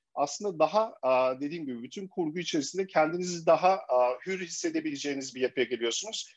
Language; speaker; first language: Turkish; early bilingual, heritage; Turkish